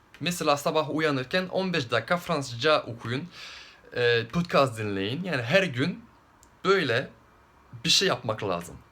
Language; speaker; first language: Turkish; non-native, fluent; French